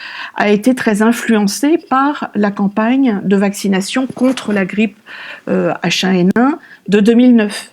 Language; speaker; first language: French; native; French